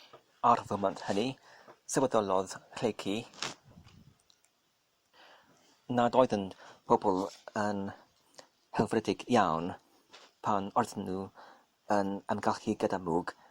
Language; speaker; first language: Welsh; non-native, learner; English